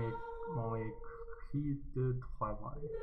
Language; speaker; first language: French; non-native, learner; Chinese